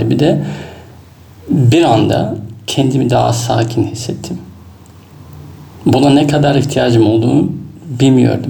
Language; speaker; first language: Turkish; non-native, fluent; Russian